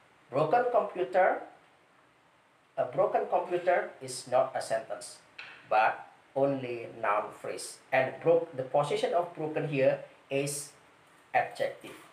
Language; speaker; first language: English; non-native, fluent; Indonesian